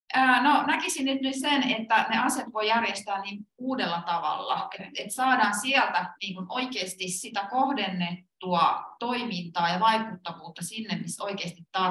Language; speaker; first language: Finnish; native; Finnish